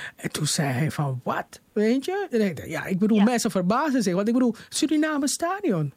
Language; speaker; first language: Dutch; native; Dutch